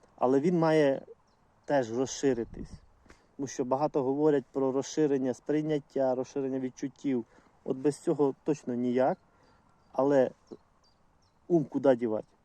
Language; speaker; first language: Ukrainian; non-native, local second language; Russian